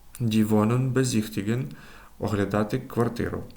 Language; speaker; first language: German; non-native, fluent; Ukrainian